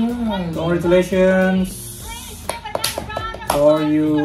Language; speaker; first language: English; non-native, learner; Indonesian